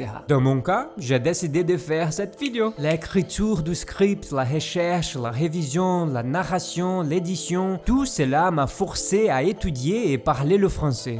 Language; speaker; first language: French; non-native, learner; Portuguese